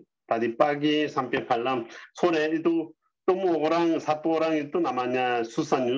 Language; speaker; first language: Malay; non-native, learner; Korean